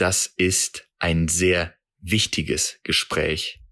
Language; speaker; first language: German; non-native, fluent; Russian